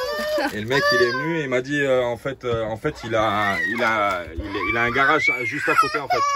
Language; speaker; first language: French; native; French